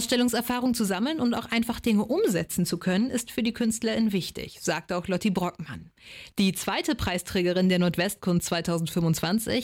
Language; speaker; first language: German; native; German